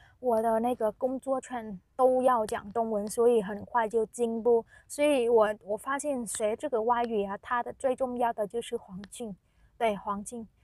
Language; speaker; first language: Chinese; non-native, fluent; Vietnamese